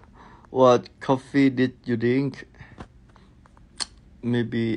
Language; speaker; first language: English; non-native, learner; Thai